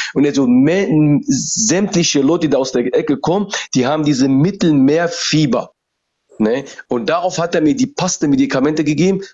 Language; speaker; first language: German; early bilingual, other home language; Turoyo